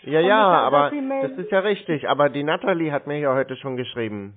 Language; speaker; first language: German; native; German